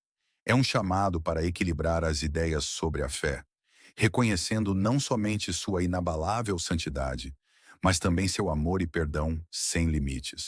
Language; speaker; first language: Portuguese; native; Portuguese